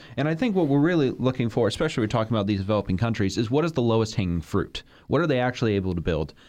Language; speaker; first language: English; native; English